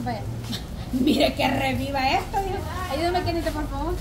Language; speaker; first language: Spanish; native; Spanish